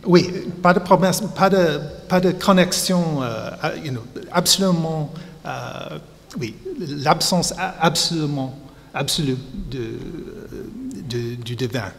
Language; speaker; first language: French; non-native, fluent; English